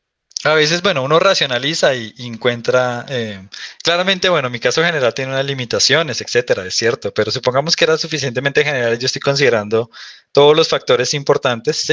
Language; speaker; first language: Spanish; native; Spanish